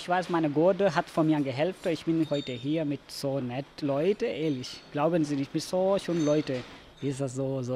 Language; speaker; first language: German; non-native, learner; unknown